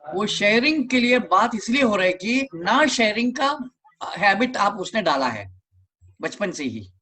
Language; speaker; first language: Hindi; non-native, local second language; Malayalam